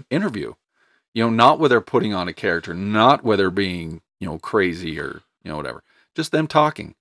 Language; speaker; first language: English; native; English